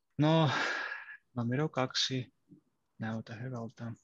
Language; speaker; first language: Finnish; non-native, learner; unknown